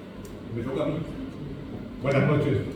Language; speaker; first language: Spanish; native; Spanish